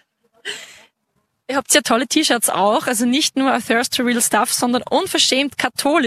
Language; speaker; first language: German; native; German